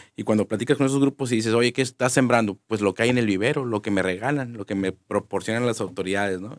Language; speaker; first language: Spanish; native; Spanish